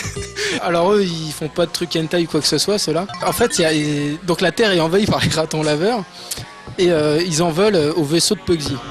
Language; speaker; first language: French; native; French